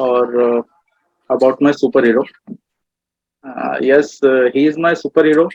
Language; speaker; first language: English; non-native, learner; Hindi